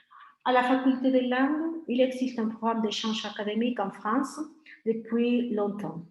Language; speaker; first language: French; non-native, fluent; Spanish